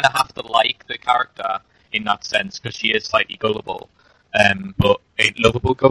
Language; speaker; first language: English; native; English